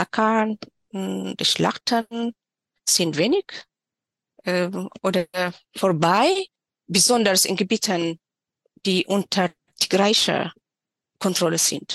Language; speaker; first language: German; non-native, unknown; Tigrinya